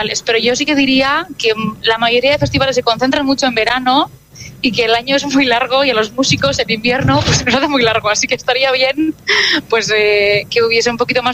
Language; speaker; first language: Spanish; non-native, local second language; Basque